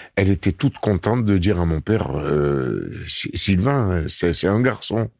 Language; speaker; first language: French; native; French